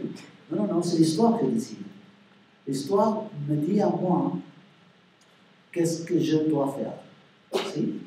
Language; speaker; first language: French; non-native, learner; Spanish